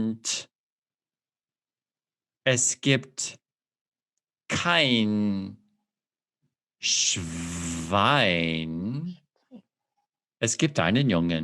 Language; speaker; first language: German; non-native, fluent; English